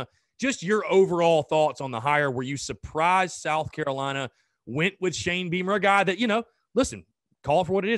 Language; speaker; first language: English; native; English